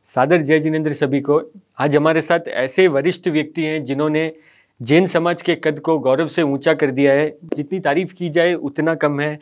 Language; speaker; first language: Hindi; native; Hindi